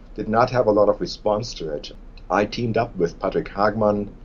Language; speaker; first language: English; non-native, fluent; German